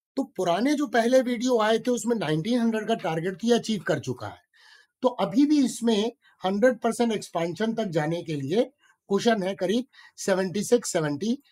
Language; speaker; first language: Hindi; native; Hindi